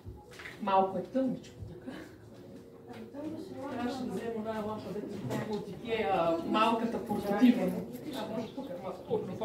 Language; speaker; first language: Bulgarian; native; Bulgarian